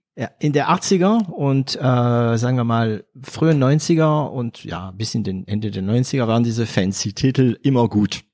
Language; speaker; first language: German; non-native, fluent; French